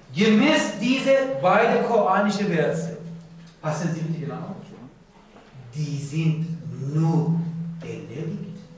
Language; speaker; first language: German; non-native, learner; Persian